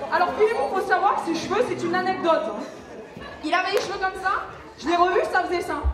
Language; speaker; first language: French; native; French